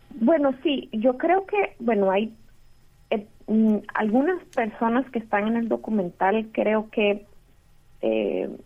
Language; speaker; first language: Spanish; native; Spanish